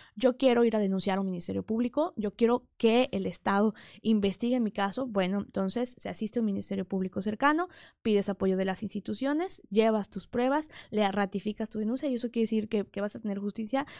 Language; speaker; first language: Spanish; native; Spanish